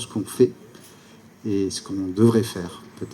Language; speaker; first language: French; native; French